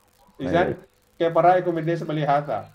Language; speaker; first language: Arabic; non-native, fluent; Indonesian